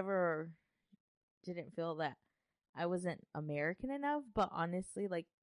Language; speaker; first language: English; early bilingual, other home language; Spanish